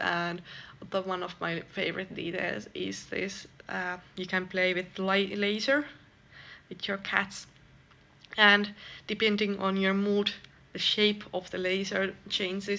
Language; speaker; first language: English; non-native, fluent; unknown